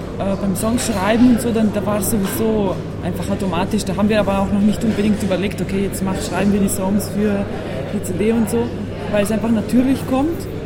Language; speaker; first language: German; non-native, local second language; Ladin